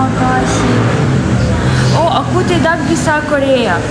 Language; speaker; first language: Indonesian; non-native, learner; Russian